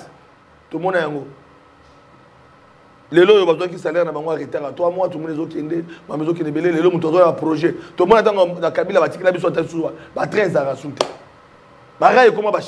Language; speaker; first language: French; non-native, local second language; Lingala